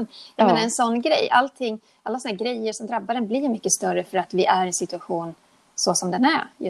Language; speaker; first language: Swedish; native; Swedish